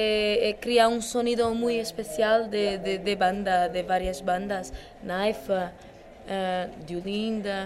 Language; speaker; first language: Spanish; non-native, learner; Portuguese